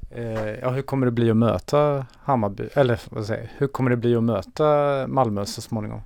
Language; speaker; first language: Swedish; native; Swedish